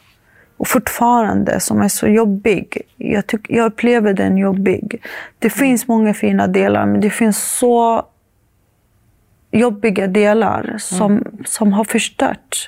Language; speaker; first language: Swedish; early bilingual, other home language; Arabic